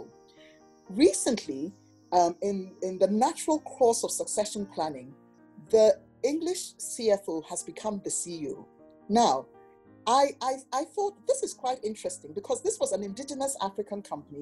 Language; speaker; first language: English; non-native, local second language; Akan